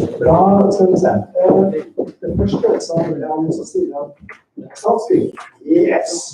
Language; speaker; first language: Norwegian; native; Norwegian